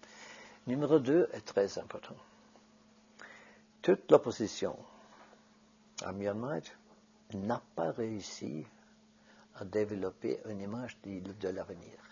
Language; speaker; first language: French; non-native, fluent; Norwegian